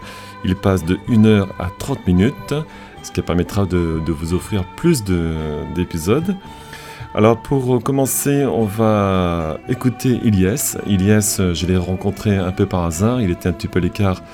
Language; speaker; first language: French; native; French